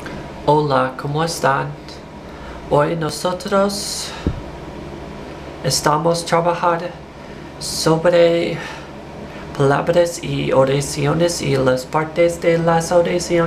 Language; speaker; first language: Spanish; non-native, learner; English